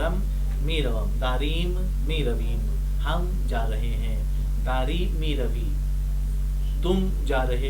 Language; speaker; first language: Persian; non-native, fluent; Urdu